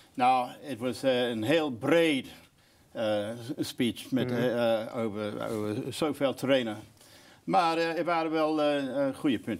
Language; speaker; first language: Dutch; non-native, fluent; English